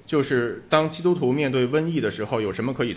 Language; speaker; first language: Chinese; non-native, local second language; Cantonese